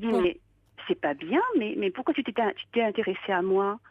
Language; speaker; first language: French; native; French